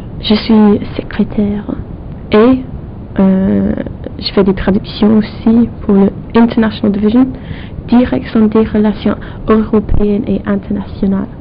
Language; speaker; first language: French; non-native, fluent; English